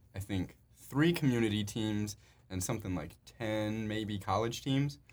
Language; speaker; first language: English; native; English